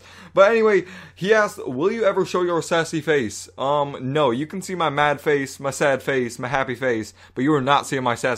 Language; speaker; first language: English; native; English